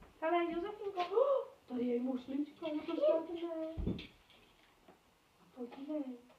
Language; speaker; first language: Czech; native; Czech